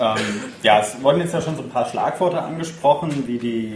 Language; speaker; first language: German; native; German